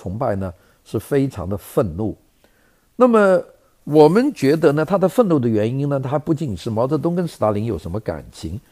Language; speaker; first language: Chinese; native; Chinese